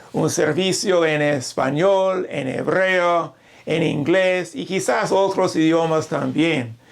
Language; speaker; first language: Spanish; non-native, learner; English